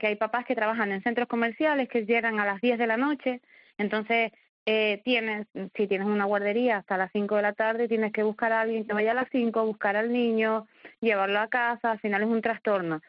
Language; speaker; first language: Spanish; native; Spanish